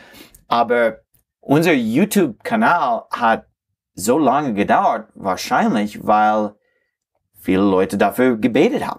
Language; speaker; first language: German; non-native, fluent; English